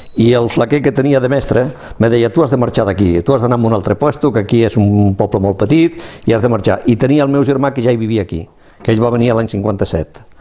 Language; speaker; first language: Catalan; non-native, local second language; Spanish